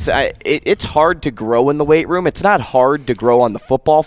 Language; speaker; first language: English; native; English